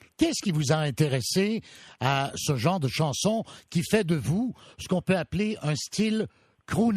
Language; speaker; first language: French; native; French